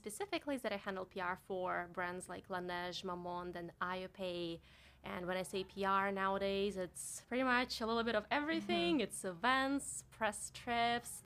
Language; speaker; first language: English; non-native, fluent; Russian